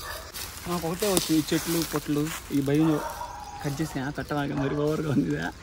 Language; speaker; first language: Telugu; native; Telugu